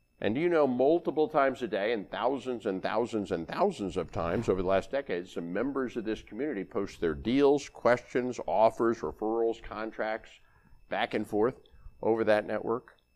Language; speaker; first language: English; native; English